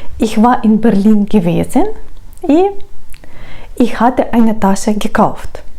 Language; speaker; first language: German; non-native, fluent; Ukrainian